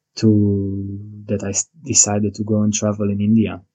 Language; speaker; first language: English; non-native, fluent; Hebrew